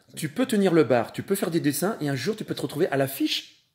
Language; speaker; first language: French; native; French